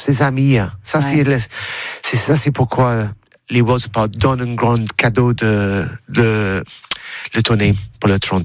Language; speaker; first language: French; non-native, learner; English